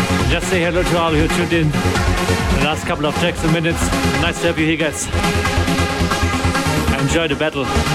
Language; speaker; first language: English; non-native, fluent; German